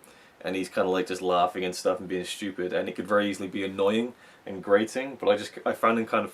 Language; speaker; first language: English; native; English